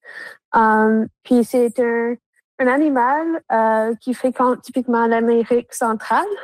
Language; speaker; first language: French; non-native, local second language; English